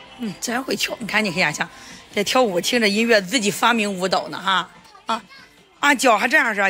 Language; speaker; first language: Chinese; native; Chinese